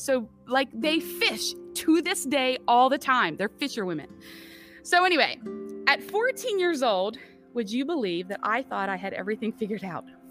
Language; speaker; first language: English; native; English